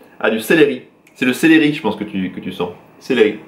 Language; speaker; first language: French; native; French